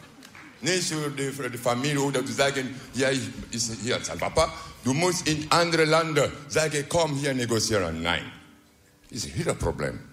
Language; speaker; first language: Dutch; non-native, learner; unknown